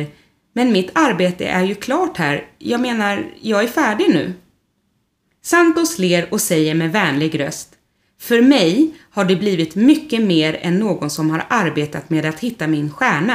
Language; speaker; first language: Swedish; native; Swedish